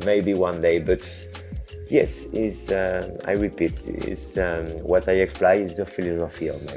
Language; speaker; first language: English; non-native, learner; French